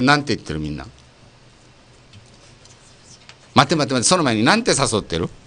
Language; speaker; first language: Japanese; native; Japanese